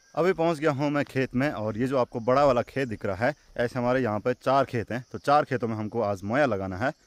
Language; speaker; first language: Hindi; non-native, local second language; Garhwali